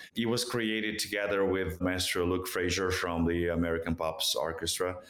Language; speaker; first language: English; non-native, fluent; Portuguese